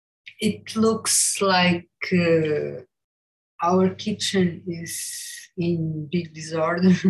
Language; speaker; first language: English; non-native, learner; Portuguese